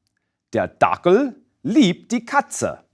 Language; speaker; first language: German; non-native, fluent; English